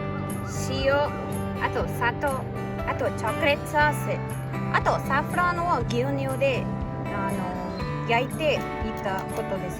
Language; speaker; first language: Japanese; non-native, fluent; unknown